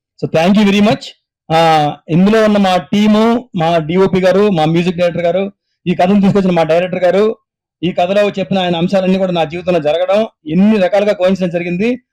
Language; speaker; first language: Telugu; native; Telugu